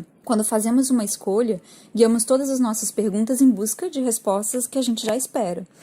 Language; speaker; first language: Portuguese; native; Portuguese